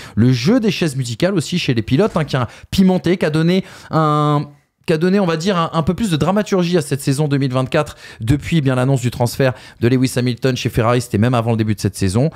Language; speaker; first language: French; native; French